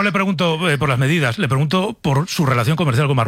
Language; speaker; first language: Spanish; native; Spanish